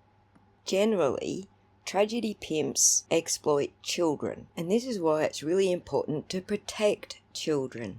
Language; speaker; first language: English; native; English